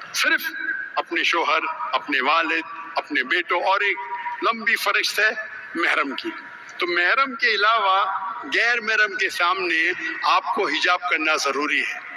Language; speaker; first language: Urdu; non-native, local second language; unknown